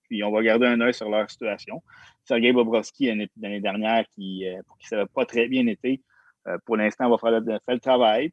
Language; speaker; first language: French; native; French